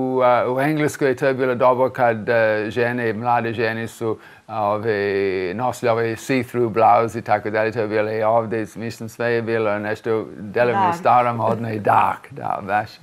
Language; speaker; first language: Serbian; non-native, fluent; English